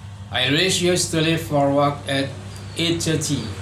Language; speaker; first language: English; non-native, learner; Indonesian